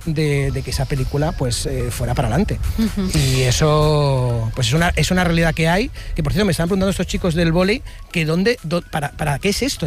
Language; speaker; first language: Spanish; native; Spanish